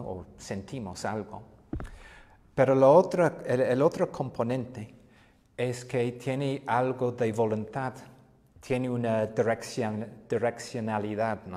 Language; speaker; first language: Spanish; non-native, fluent; English